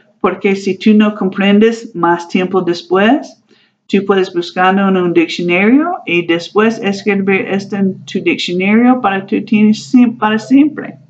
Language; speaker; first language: Spanish; non-native, learner; English